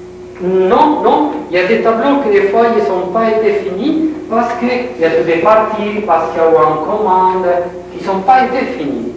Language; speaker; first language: French; non-native, learner; Spanish